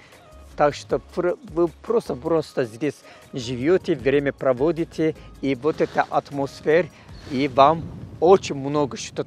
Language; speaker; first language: Russian; non-native, learner; Turkish